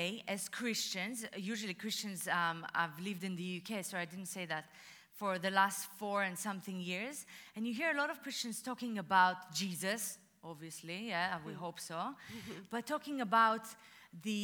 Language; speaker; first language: English; non-native, fluent; Russian